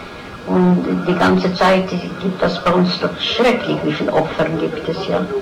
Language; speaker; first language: German; non-native, fluent; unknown